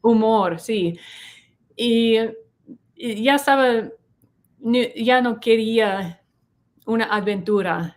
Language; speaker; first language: Spanish; non-native, learner; English